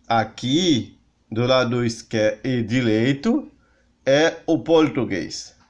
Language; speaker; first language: Portuguese; non-native, learner; Haitian Creole